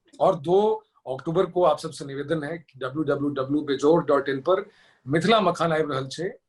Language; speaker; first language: Hindi; native; Hindi